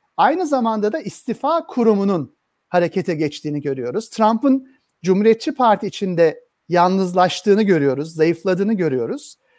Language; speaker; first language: Turkish; native; Turkish